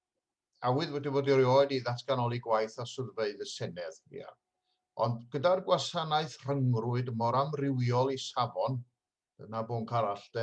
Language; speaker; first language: Welsh; native; Welsh